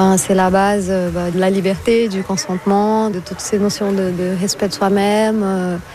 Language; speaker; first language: French; non-native, fluent; Portuguese